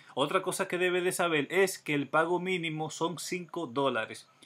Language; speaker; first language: Spanish; native; Spanish